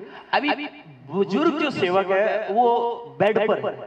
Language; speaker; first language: Hindi; native; Hindi